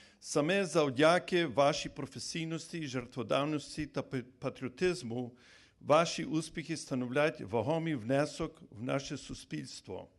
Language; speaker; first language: Ukrainian; early bilingual, heritage; Ukrainian